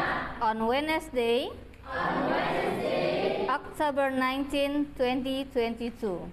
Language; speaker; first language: English; non-native, fluent; Indonesian